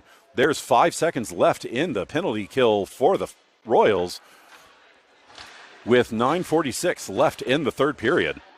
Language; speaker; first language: English; native; English